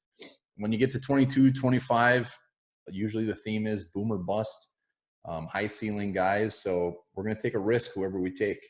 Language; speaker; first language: English; native; English